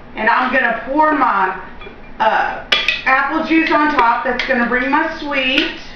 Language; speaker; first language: English; native; English